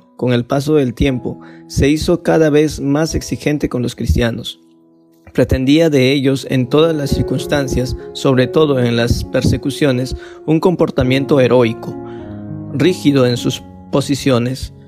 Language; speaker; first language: Spanish; non-native, fluent; Vietnamese